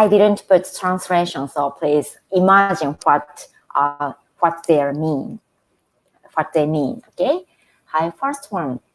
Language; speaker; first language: English; non-native, fluent; Japanese